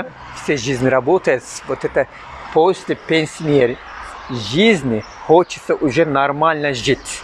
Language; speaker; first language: Russian; non-native, learner; Turkish